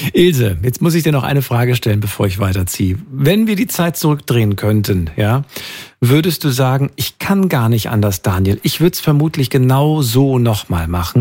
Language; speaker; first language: German; native; German